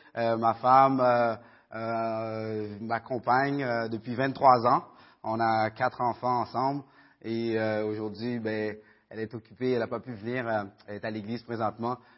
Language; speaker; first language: French; early bilingual, other home language; Haitian Creole